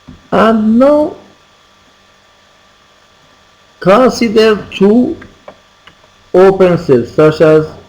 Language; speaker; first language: English; non-native, fluent; Persian